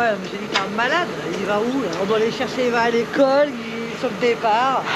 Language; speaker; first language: French; native; French